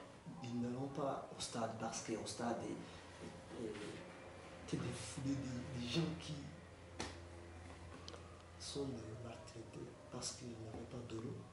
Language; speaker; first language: French; non-native, learner; Kinyarwanda